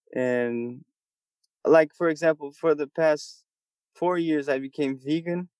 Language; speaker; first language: English; non-native, fluent; Portuguese